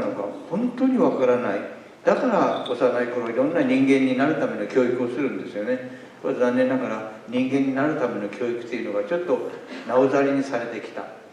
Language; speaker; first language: Japanese; native; Japanese